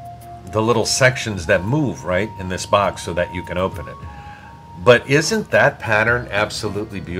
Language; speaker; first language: English; native; English